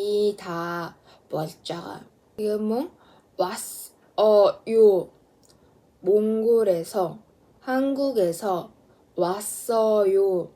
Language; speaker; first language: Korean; non-native, learner; Mongolian